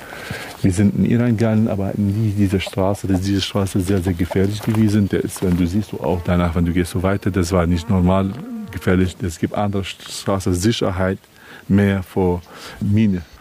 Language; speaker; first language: German; non-native, learner; Kurdish